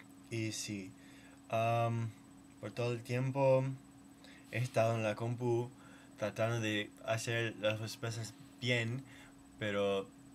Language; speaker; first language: Spanish; non-native, learner; English